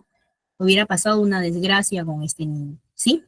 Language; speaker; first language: Spanish; native; Spanish